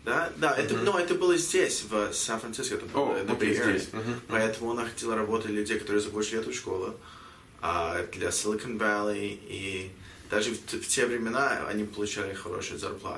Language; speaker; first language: Russian; early bilingual, heritage; Russian